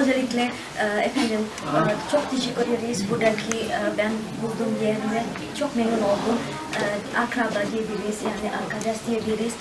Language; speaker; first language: Turkish; non-native, learner; Indonesian